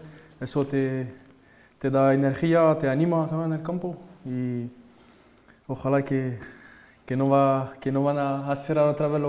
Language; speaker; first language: Spanish; non-native, fluent; French